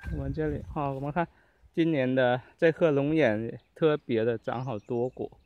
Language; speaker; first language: Chinese; early bilingual, heritage; Chinese